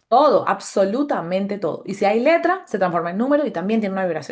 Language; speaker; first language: Spanish; native; Spanish